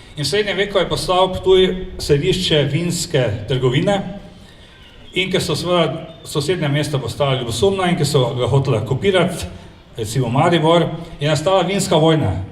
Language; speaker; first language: Slovenian; native; Slovenian